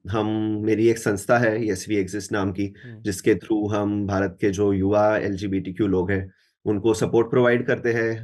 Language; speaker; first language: Hindi; non-native, local second language; Marathi